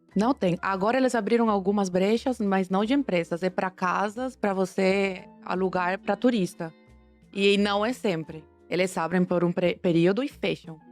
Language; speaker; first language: Portuguese; non-native, fluent; Spanish